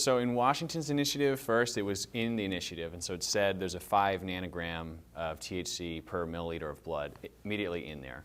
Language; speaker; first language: English; native; English